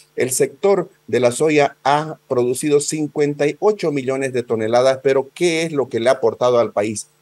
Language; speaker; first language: Spanish; native; Spanish